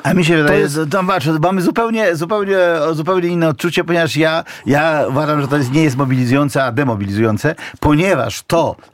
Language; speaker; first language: Polish; native; Polish